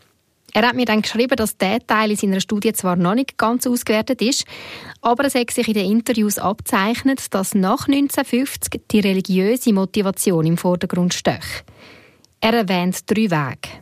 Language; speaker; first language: German; native; German